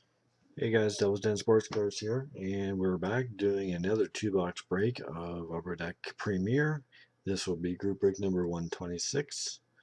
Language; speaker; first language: English; native; English